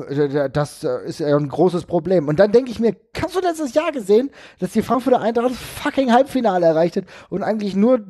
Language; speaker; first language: German; native; German